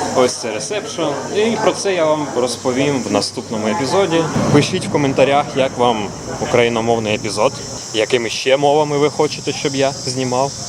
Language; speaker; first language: Ukrainian; non-native, local second language; Russian